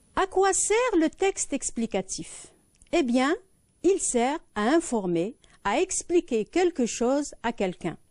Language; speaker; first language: French; non-native, local second language; Arabic